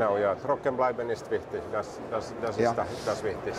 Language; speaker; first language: German; non-native, fluent; Finnish